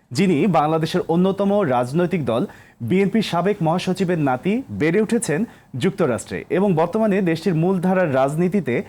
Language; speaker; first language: Bangla; native; Bangla